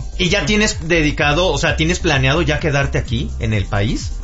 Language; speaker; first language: Spanish; native; Spanish